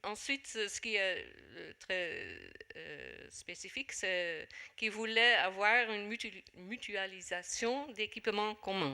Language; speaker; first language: French; non-native, fluent; Dutch